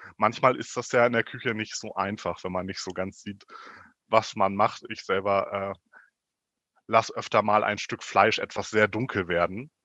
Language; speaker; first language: German; native; German